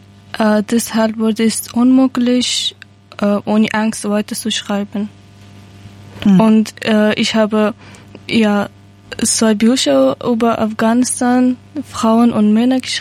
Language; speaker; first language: German; non-native, learner; Persian